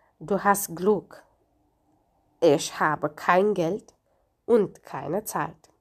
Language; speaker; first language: German; non-native, fluent; Romanian